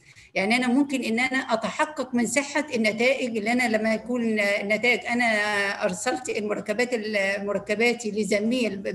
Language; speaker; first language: Arabic; native; Arabic